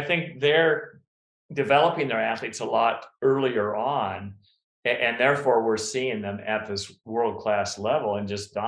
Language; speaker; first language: English; native; English